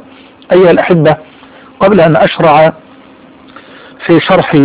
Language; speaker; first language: Arabic; native; Arabic